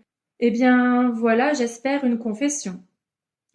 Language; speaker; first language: French; native; French